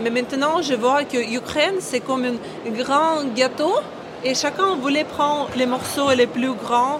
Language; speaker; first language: French; non-native, learner; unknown